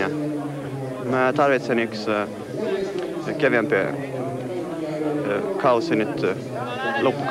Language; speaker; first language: Finnish; non-native, local second language; Swedish